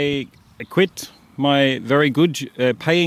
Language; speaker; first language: English; native; English